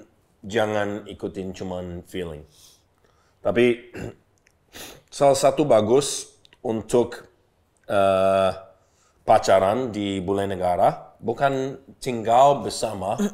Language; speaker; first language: Indonesian; non-native, learner; English